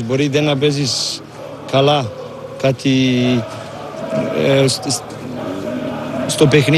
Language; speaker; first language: Greek; non-native, learner; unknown